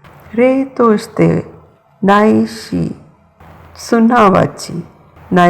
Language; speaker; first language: Japanese; non-native, fluent; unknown